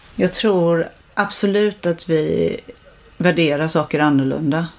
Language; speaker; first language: Swedish; native; Swedish